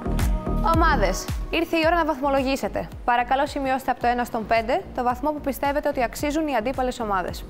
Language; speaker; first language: Greek; native; Greek